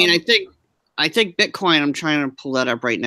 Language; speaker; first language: English; native; English